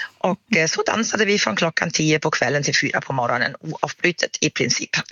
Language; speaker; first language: Swedish; non-native, fluent; German